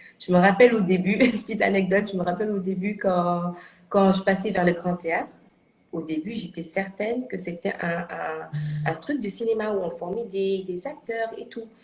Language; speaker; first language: French; native; French